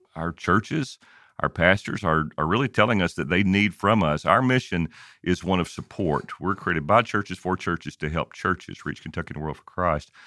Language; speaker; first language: English; native; English